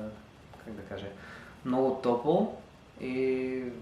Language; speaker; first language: Bulgarian; non-native, learner; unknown